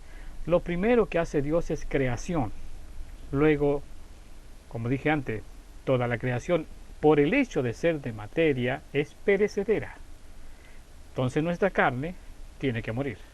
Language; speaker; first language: Spanish; native; Spanish